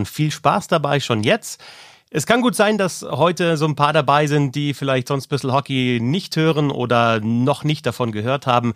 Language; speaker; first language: German; native; German